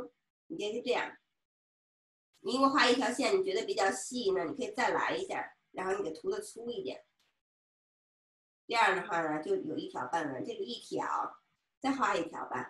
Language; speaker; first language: Chinese; native; Chinese